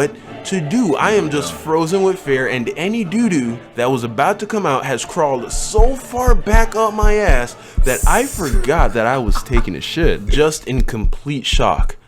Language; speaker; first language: English; native; English